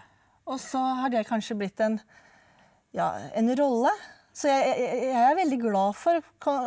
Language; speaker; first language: Norwegian; native; Norwegian